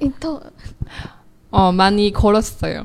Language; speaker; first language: Korean; non-native, fluent; Chinese